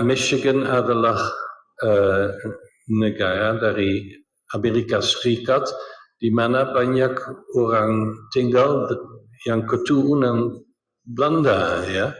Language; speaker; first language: Indonesian; non-native, fluent; Dutch